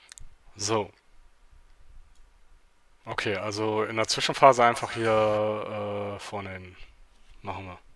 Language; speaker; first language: German; native; German